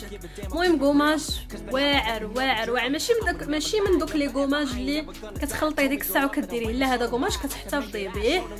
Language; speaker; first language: Arabic; native; Arabic